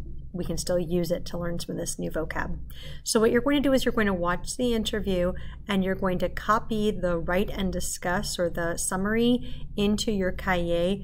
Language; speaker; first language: English; native; English